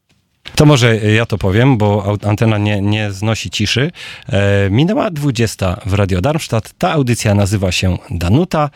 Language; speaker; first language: Polish; native; Polish